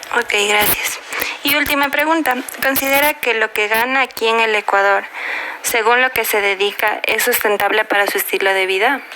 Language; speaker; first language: Spanish; native; Spanish